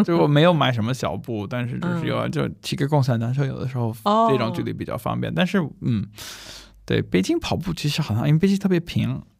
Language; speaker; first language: Chinese; non-native, fluent; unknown